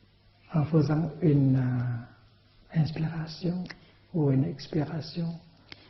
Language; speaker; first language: French; non-native, fluent; Vietnamese